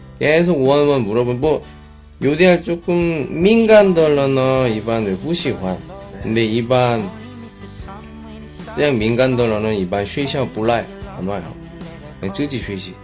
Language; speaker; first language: Chinese; non-native, learner; Korean